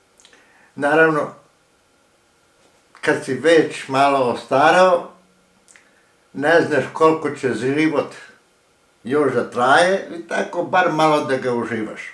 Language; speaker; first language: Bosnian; early bilingual, heritage; Croatian